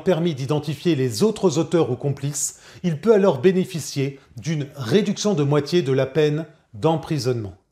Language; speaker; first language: French; native; French